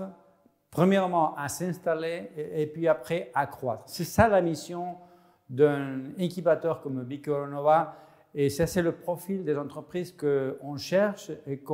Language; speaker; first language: French; non-native, fluent; Spanish